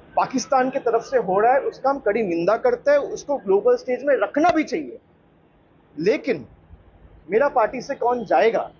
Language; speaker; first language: Hindi; non-native, local second language; Bangla